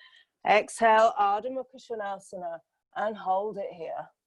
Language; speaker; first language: English; native; English